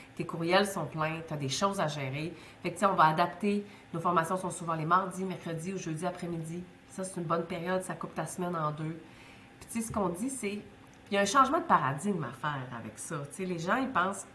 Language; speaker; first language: French; native; French